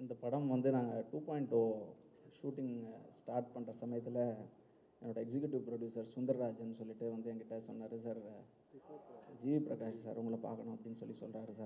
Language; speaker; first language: Tamil; native; Tamil